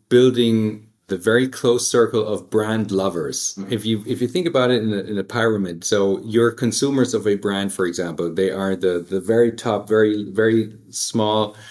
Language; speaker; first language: English; early bilingual, other home language; German